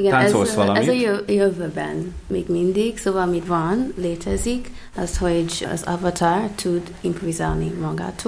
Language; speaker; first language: Hungarian; non-native, fluent; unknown